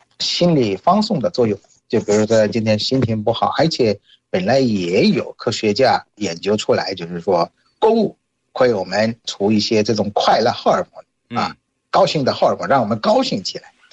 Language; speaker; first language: Chinese; non-native, fluent; Bangla